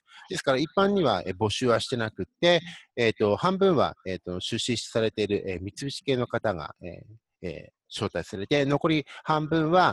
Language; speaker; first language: Japanese; native; Japanese